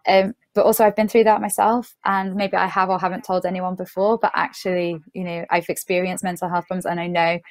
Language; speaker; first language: English; native; English